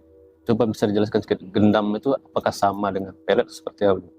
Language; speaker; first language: Indonesian; native; Indonesian